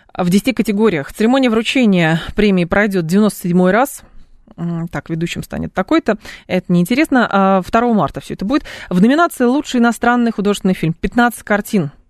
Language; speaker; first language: Russian; native; Russian